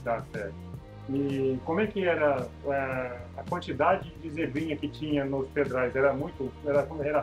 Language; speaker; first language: Portuguese; native; Portuguese